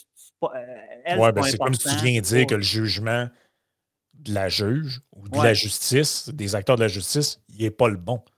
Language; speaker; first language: French; native; French